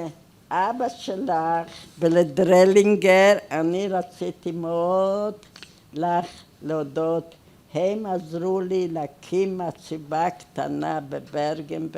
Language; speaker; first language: Hebrew; non-native, fluent; Hungarian